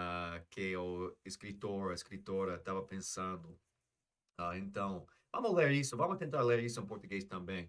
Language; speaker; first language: Portuguese; non-native, fluent; English